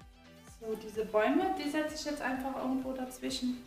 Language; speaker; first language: German; native; German